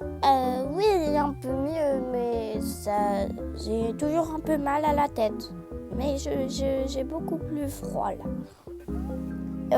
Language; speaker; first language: French; native; French